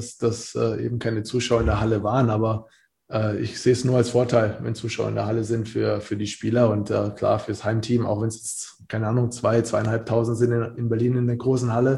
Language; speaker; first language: German; native; German